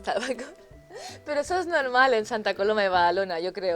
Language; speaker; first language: Spanish; native; Spanish